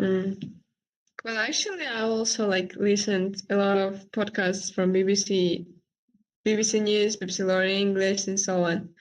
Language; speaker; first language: English; non-native, fluent; Uzbek